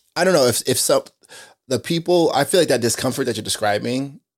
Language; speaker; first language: English; native; English